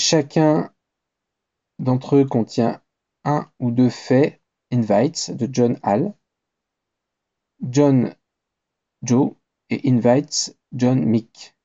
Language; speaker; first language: French; native; French